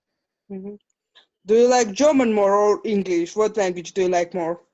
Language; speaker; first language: English; non-native, fluent; Russian